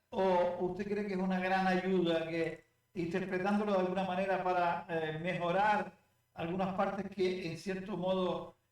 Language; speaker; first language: Spanish; native; Spanish